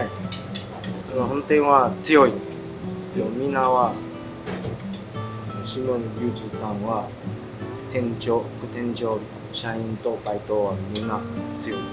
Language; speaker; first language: Japanese; non-native, learner; Chinese